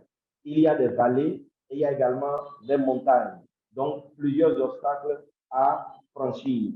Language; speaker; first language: French; non-native, local second language; Yoruba